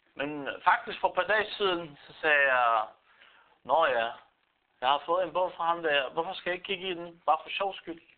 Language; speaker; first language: Danish; non-native, fluent; Arabic